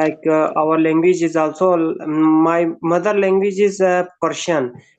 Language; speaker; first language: English; non-native, learner; Persian